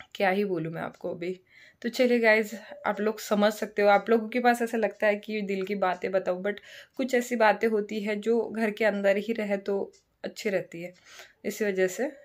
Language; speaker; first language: Hindi; non-native, local second language; Marathi